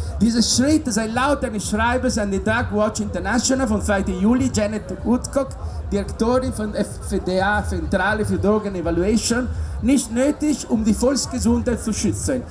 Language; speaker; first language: German; non-native, learner; Italian